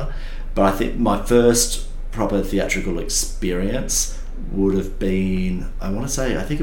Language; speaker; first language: English; native; English